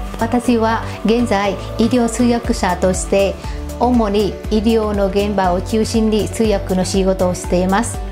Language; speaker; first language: Japanese; non-native, fluent; Vietnamese